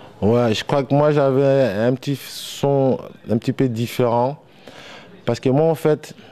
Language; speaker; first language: French; non-native, local second language; Lingala